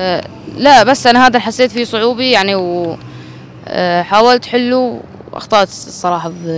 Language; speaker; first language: Arabic; native; Arabic